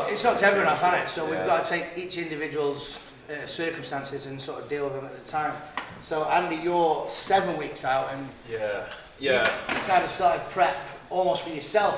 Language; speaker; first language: English; native; English